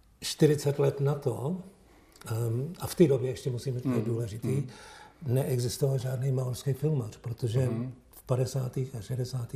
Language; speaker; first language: Czech; early bilingual, heritage; Czech